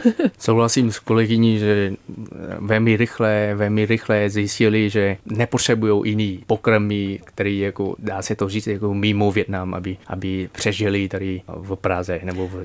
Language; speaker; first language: Czech; non-native, fluent; Vietnamese